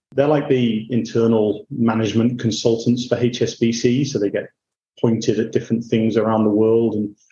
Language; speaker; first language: English; native; English